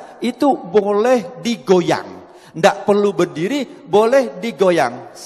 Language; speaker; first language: Indonesian; non-native, local second language; Javanese